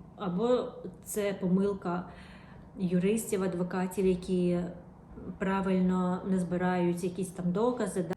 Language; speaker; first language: Ukrainian; non-native, local second language; Russian